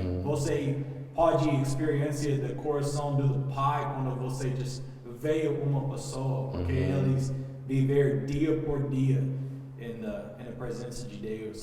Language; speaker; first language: Portuguese; non-native, learner; English